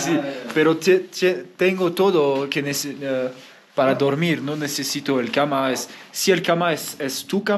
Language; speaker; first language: Spanish; non-native, learner; French